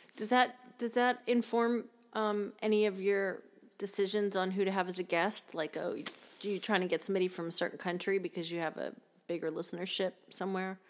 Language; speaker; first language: English; native; English